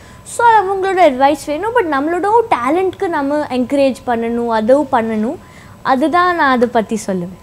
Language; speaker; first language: Tamil; non-native, local second language; Hindi